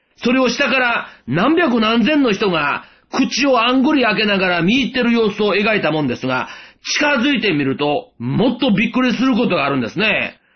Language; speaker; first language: Japanese; native; Japanese